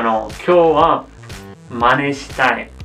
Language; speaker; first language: Japanese; non-native, learner; English